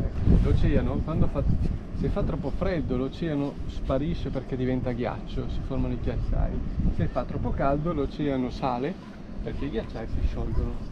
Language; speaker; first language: Italian; native; Italian